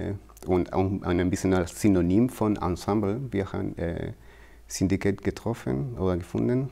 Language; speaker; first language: German; non-native, fluent; Spanish